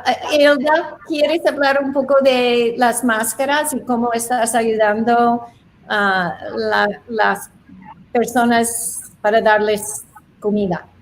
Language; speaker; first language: Spanish; non-native, learner; English